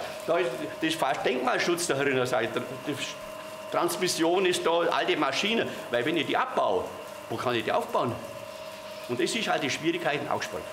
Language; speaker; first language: German; native; German